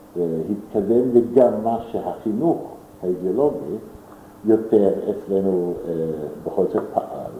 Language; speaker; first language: Hebrew; non-native, fluent; German